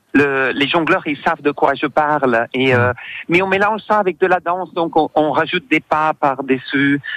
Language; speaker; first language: French; non-native, fluent; English